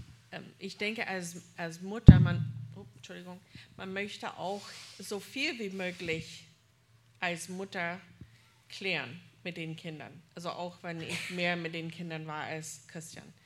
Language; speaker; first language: German; non-native, fluent; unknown